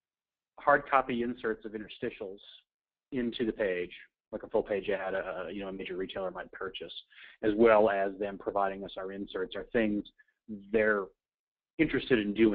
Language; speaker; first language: English; native; English